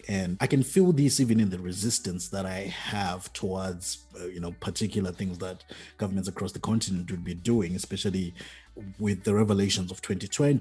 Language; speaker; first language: English; non-native, local second language; Shona